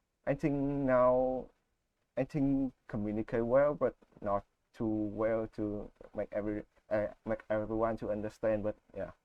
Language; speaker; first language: English; non-native, learner; Vietnamese